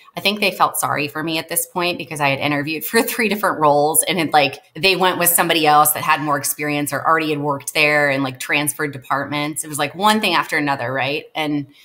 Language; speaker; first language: English; native; English